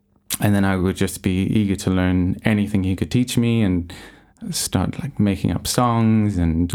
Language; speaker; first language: English; native; English